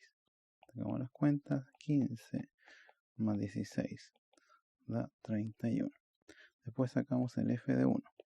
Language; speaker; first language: Spanish; native; Spanish